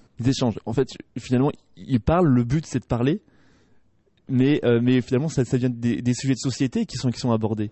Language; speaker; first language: French; native; French